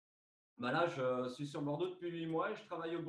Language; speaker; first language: French; native; French